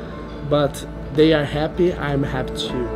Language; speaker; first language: English; non-native, learner; Portuguese